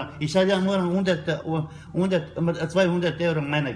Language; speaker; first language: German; non-native, learner; Bosnian